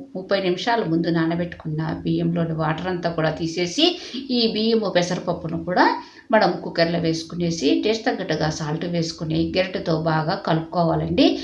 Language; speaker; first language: Telugu; native; Telugu